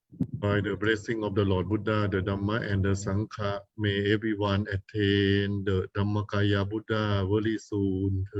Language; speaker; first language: English; non-native, fluent; Thai